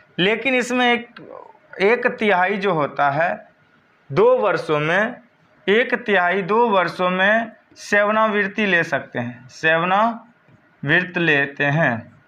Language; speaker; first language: Hindi; native; Hindi